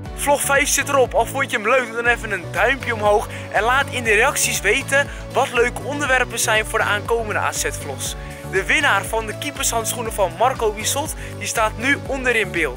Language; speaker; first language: Dutch; native; Dutch